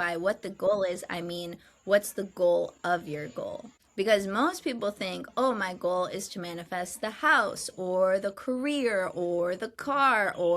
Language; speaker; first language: English; native; English